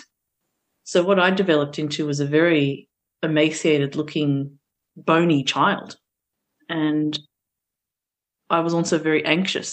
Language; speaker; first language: English; early bilingual, other home language; Portuguese